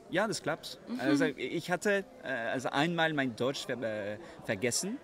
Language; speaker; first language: German; non-native, learner; French